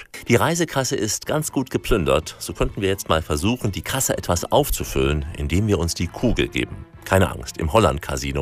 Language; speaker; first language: German; native; German